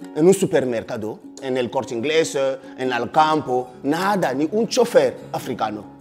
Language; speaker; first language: Spanish; non-native, fluent; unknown